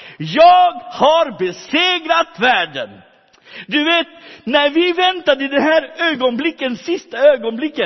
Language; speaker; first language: Swedish; non-native, fluent; Romany